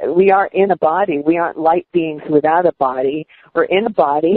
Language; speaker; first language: English; native; English